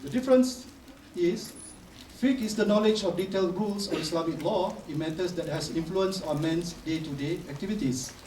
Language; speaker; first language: English; non-native, local second language; Malay